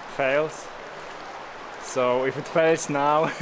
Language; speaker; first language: English; non-native, fluent; Polish